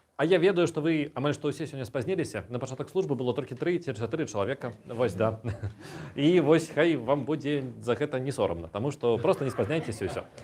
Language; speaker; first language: Belarusian; native; Belarusian